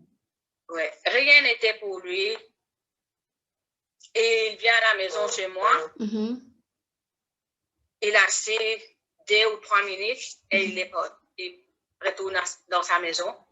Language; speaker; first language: French; non-native, learner; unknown